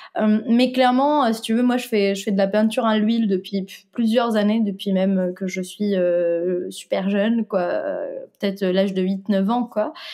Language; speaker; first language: French; non-native, local second language; Arabic